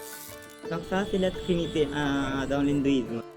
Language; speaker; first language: French; non-native, learner; Hindi